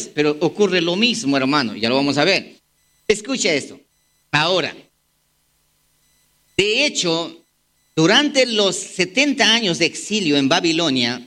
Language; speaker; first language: Spanish; native; Spanish